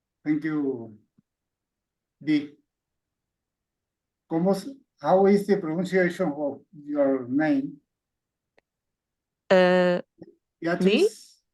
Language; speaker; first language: English; non-native, learner; Spanish